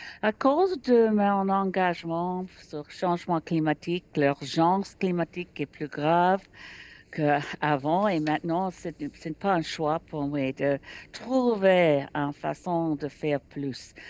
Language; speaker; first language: French; non-native, learner; English